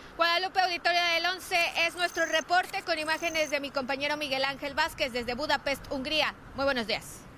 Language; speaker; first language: Spanish; native; Spanish